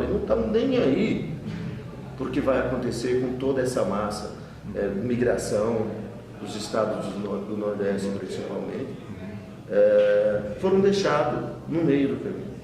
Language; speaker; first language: Portuguese; native; Portuguese